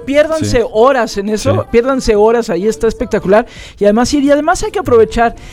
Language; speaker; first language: Spanish; native; Spanish